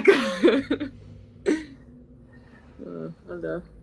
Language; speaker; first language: French; non-native, learner; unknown